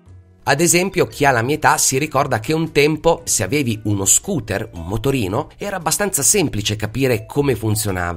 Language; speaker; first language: Italian; native; Italian